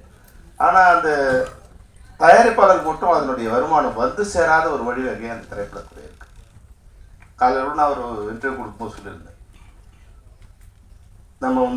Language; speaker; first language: Tamil; native; Tamil